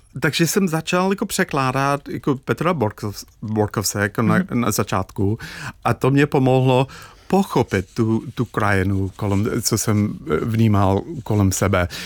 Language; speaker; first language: Czech; non-native, fluent; English